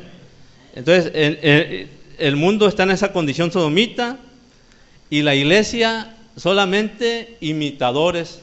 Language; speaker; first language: Spanish; native; Spanish